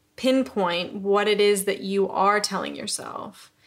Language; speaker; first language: English; native; English